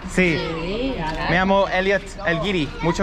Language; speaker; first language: Spanish; non-native, fluent; English